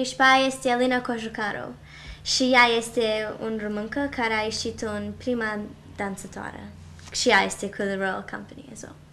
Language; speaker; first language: Romanian; early bilingual, heritage; Romanian